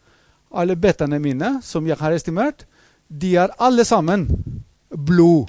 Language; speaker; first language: Norwegian; non-native, fluent; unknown